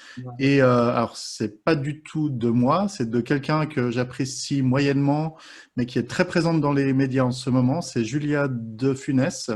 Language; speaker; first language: French; native; French